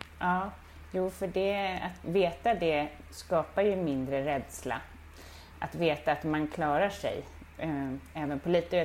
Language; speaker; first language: Swedish; native; Swedish